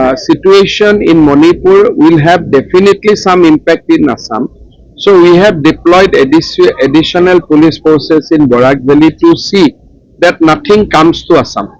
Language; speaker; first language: English; non-native, local second language; Assamese